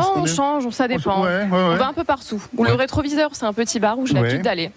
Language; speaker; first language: French; native; French